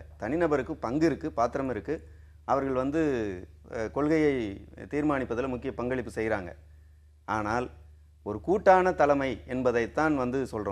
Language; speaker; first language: Tamil; native; Tamil